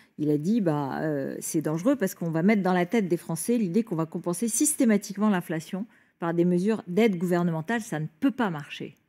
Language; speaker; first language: French; native; French